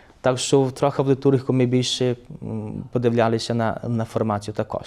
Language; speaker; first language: Ukrainian; early bilingual, heritage; Ukrainian